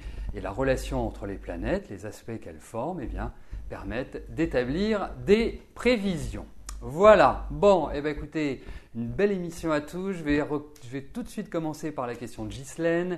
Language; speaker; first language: French; native; French